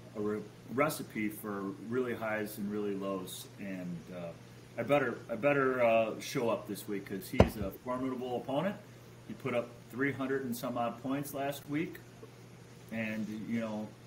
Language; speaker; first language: English; native; English